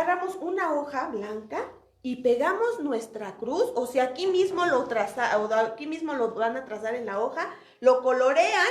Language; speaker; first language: Spanish; native; Spanish